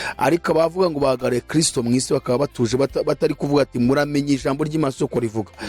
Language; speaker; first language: Kinyarwanda; native; Kinyarwanda